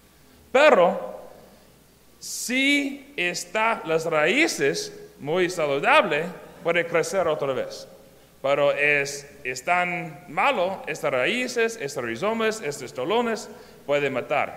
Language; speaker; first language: Spanish; non-native, learner; English